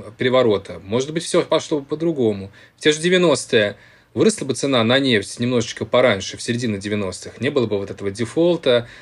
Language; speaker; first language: Russian; native; Russian